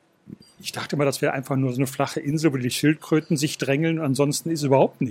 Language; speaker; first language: German; native; German